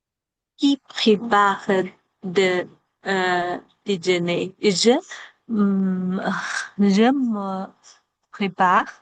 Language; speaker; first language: French; non-native, learner; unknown